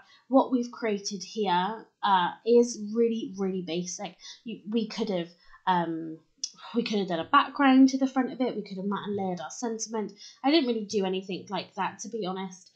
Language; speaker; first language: English; native; English